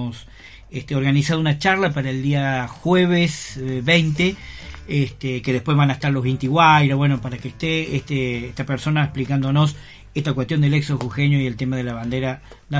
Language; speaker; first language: Spanish; native; Spanish